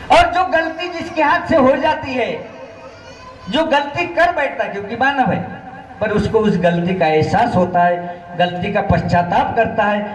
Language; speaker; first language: Hindi; non-native, local second language; Marathi